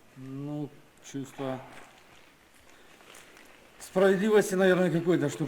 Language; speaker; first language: Russian; native; Russian